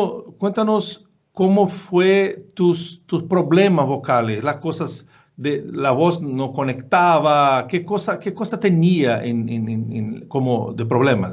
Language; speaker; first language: Spanish; non-native, fluent; Portuguese